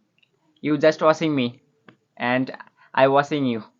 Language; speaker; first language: English; non-native, learner; Bangla